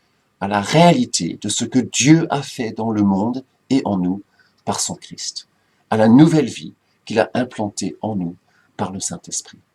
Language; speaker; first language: French; native; French